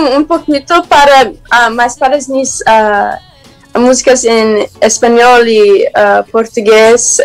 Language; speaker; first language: Spanish; non-native, learner; Portuguese